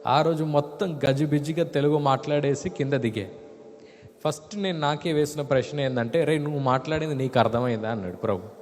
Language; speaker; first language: Telugu; non-native, fluent; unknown